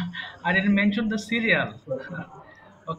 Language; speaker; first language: English; non-native, fluent; Bangla